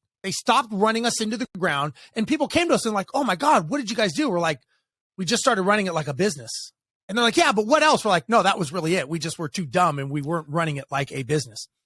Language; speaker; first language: English; native; English